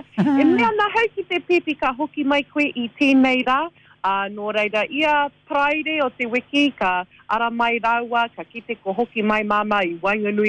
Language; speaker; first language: Māori; non-native, local second language; English